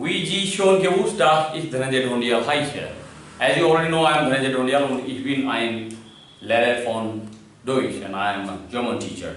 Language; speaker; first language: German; non-native, learner; Hindi